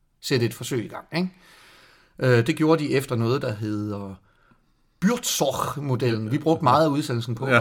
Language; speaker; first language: Danish; native; Danish